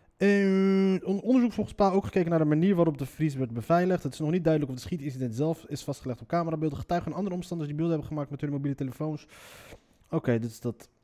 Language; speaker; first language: Dutch; early bilingual, other home language; Riffian